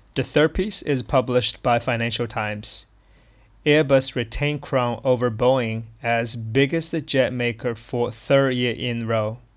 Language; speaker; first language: English; non-native, fluent; Chinese